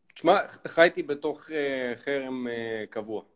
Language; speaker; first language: Hebrew; early bilingual, other home language; Russian